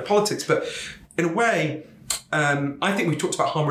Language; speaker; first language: English; native; English